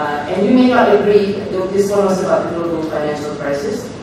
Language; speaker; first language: English; non-native, fluent; Indonesian